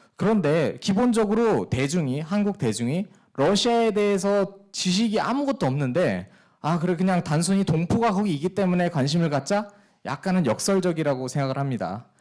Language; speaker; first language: Korean; early bilingual, heritage; Korean